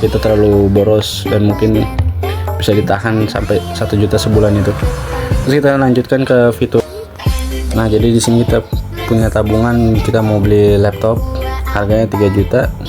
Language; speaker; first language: Indonesian; native; Indonesian